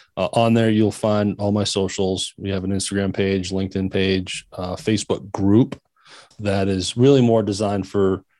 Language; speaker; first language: English; native; English